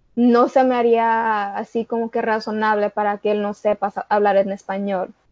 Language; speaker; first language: Spanish; early bilingual, heritage; Spanish